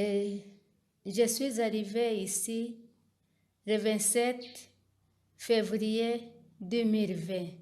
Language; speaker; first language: French; non-native, local second language; Kinyarwanda